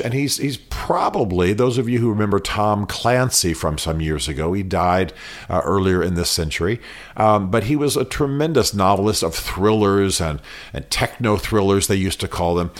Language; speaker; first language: English; native; English